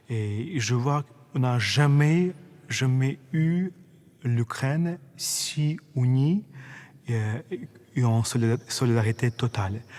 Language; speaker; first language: French; non-native, fluent; Ukrainian